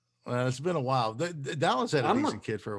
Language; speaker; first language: English; native; English